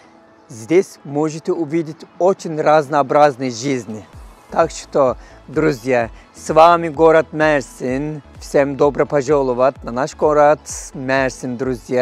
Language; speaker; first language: Russian; non-native, fluent; Turkish